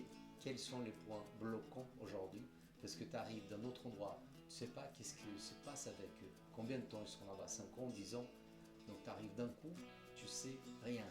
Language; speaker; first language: French; non-native, fluent; Portuguese